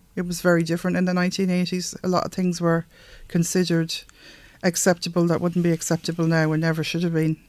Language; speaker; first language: English; native; English